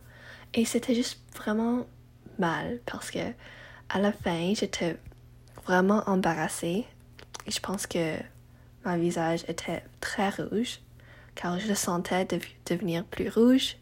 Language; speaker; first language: French; non-native, learner; English